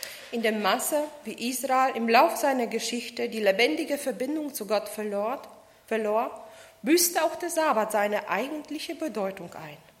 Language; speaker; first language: German; non-native, fluent; Polish